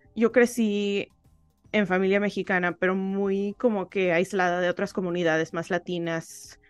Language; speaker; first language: Spanish; early bilingual, heritage; Spanish